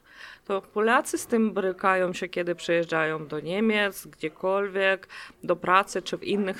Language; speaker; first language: Polish; non-native, fluent; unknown